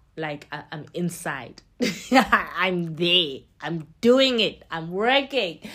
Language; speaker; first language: English; non-native, local second language; Xhosa